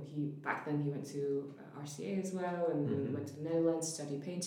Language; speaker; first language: English; non-native, local second language; Cantonese